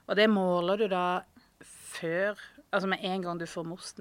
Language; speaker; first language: Norwegian; native; Norwegian